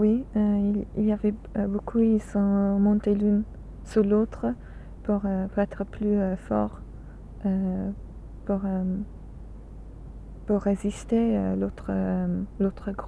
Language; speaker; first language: French; non-native, learner; English